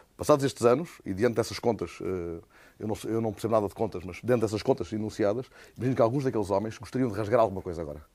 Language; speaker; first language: Portuguese; native; Portuguese